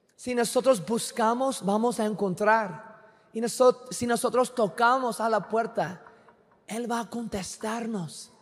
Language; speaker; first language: Spanish; non-native, fluent; English